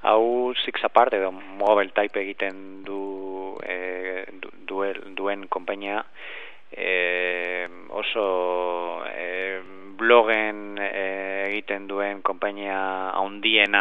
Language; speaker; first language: Basque; non-native, learner; Spanish